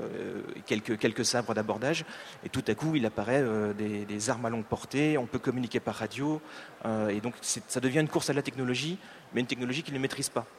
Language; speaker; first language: French; native; French